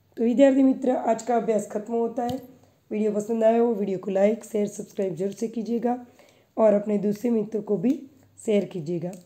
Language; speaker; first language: Hindi; non-native, local second language; Gujarati